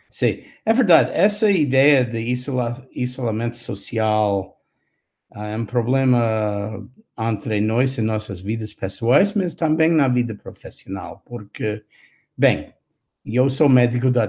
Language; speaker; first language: Portuguese; non-native, fluent; English